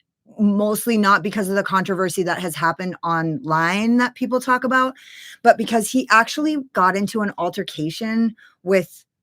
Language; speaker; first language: English; native; English